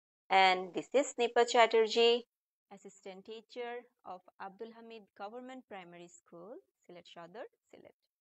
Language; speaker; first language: English; non-native, local second language; Bangla